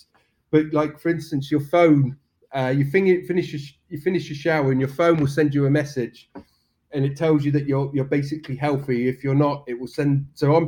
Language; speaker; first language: English; native; English